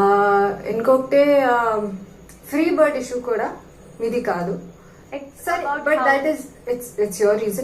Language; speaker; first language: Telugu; non-native, learner; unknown